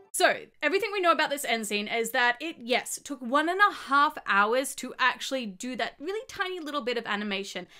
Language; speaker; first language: English; native; English